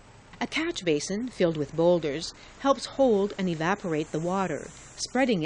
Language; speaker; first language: English; native; English